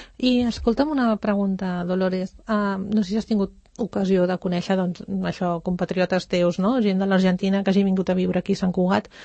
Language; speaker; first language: Catalan; native; Catalan